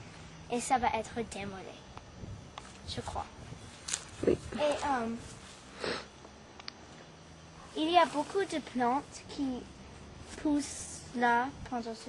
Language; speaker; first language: French; early bilingual, heritage; English